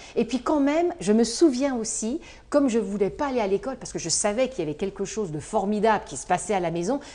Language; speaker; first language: French; native; French